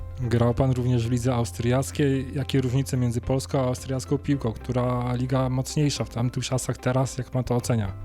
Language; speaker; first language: Polish; native; Polish